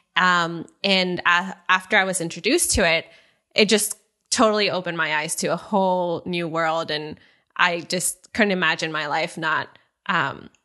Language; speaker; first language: English; early bilingual, other home language; Spanish